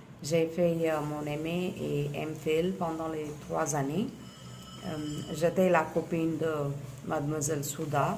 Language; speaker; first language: French; non-native, fluent; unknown